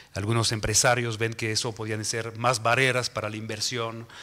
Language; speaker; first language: Spanish; non-native, fluent; French